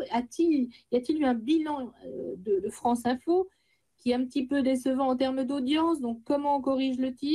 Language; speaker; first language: French; native; French